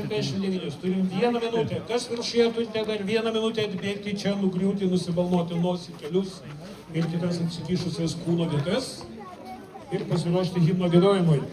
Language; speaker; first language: Lithuanian; native; Lithuanian